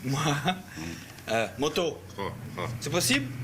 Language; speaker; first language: French; native; French